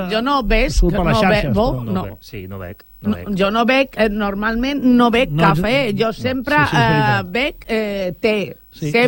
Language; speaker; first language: Catalan; non-native, local second language; Spanish